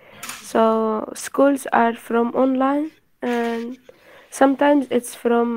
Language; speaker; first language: English; non-native, fluent; Arabic